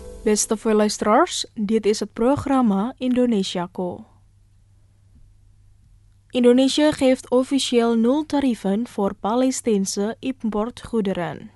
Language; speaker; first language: Dutch; non-native, fluent; Indonesian